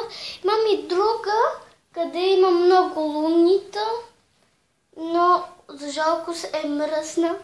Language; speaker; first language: Bulgarian; early bilingual, heritage; Bulgarian